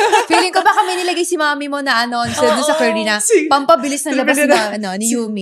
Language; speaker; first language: Filipino; native; Filipino